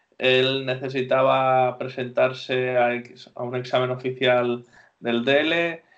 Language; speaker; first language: Spanish; native; Spanish